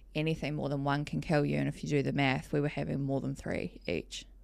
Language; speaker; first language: English; native; English